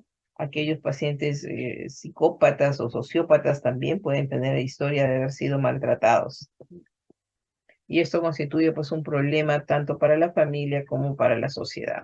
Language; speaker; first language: Spanish; native; Spanish